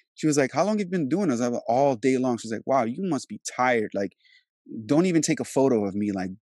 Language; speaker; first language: English; early bilingual, other home language; Albanian